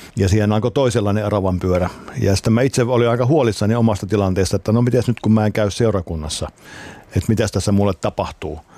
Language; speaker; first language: Finnish; native; Finnish